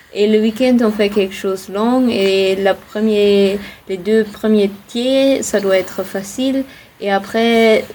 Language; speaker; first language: French; non-native, fluent; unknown